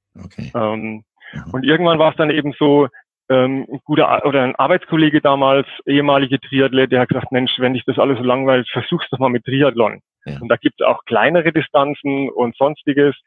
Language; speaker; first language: German; native; German